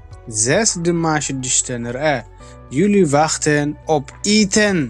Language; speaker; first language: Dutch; non-native, fluent; Tigrinya